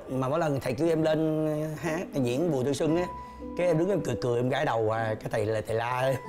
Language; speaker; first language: Vietnamese; native; Vietnamese